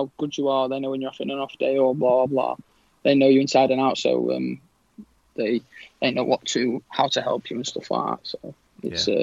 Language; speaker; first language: English; native; English